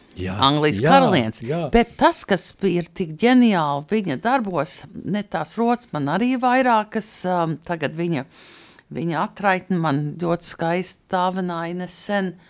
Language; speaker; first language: Latvian; early bilingual, heritage; Latvian